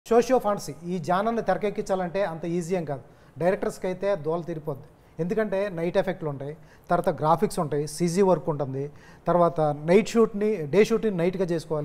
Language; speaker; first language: Telugu; native; Telugu